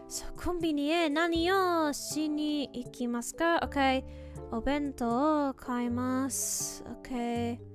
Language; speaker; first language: Japanese; non-native, learner; English